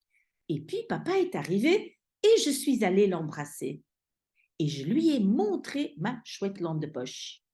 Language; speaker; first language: French; non-native, fluent; Dutch